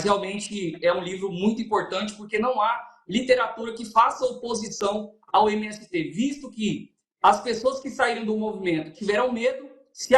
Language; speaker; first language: Portuguese; native; Portuguese